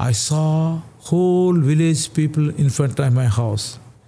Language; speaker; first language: English; non-native, local second language; Telugu